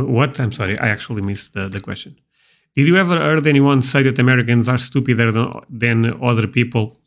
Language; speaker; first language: English; non-native, fluent; Portuguese